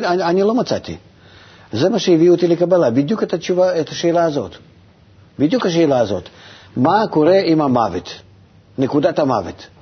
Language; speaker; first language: Hebrew; non-native, fluent; Russian